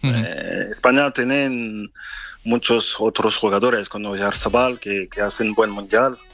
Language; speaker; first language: Spanish; non-native, fluent; French